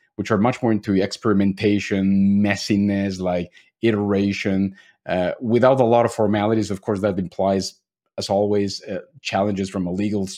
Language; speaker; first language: English; non-native, fluent; Spanish